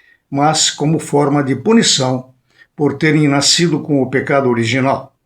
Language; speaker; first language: Portuguese; native; Portuguese